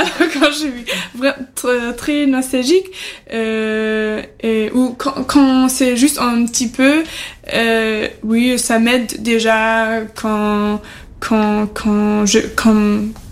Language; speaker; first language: French; non-native, learner; German